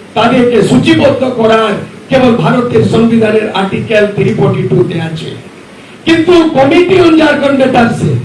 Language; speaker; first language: Bangla; non-native, local second language; Santali